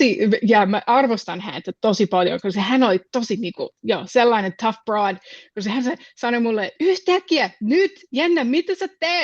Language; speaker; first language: Finnish; non-native, fluent; English